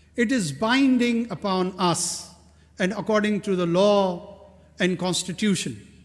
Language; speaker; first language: English; non-native, local second language; Pashto